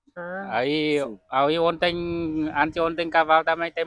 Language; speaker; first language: Portuguese; non-native, learner; Vietnamese